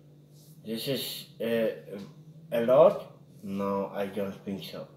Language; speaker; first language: English; non-native, learner; Polish